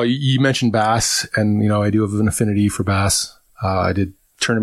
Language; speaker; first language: English; native; English